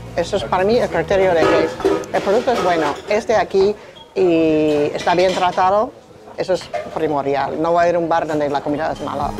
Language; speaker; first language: Spanish; non-native, fluent; English